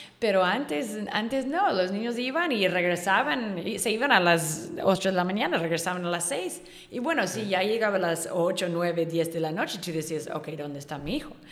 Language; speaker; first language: Spanish; non-native, fluent; English